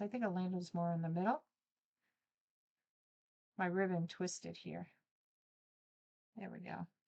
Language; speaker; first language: English; native; English